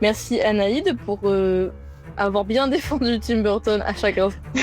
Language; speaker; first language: French; native; French